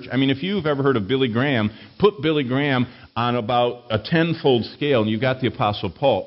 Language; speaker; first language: English; native; English